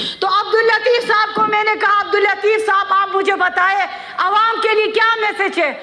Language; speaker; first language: Urdu; non-native, local second language; Khowar